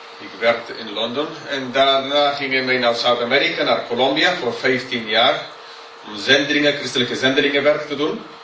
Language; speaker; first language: Dutch; non-native, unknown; English